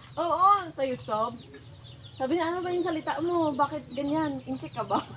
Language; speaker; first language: Filipino; non-native, local second language; Hiligaynon